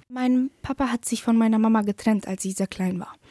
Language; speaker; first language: German; early bilingual, other home language; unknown